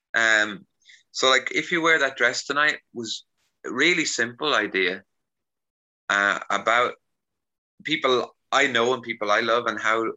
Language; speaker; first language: English; native; English